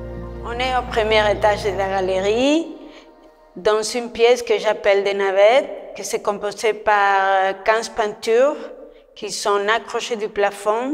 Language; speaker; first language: French; non-native, fluent; Spanish